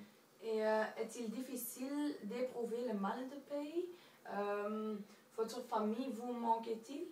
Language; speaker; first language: French; non-native, local second language; Dutch